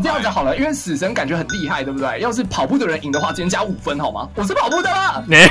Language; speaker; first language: Chinese; native; Chinese